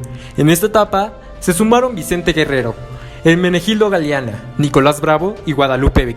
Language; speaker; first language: Spanish; native; Spanish